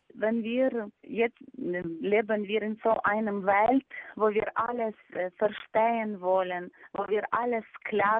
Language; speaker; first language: German; non-native, fluent; Ukrainian